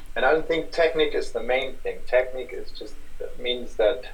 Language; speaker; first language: English; non-native, fluent; German